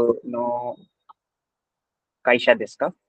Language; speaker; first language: Japanese; non-native, learner; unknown